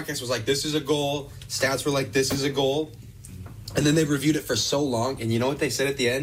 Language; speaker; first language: English; native; English